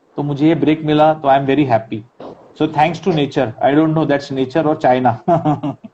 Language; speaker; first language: Hindi; non-native, local second language; Marathi